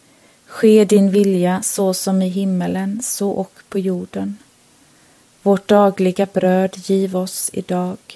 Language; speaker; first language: Swedish; native; Swedish